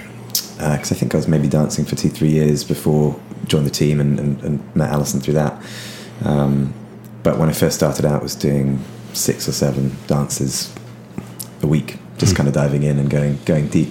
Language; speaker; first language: English; native; English